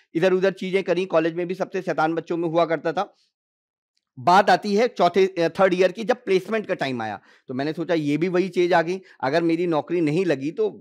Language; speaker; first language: Hindi; native; Hindi